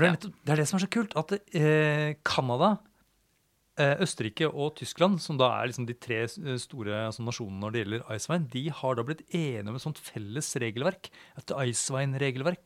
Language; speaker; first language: Norwegian; native; Norwegian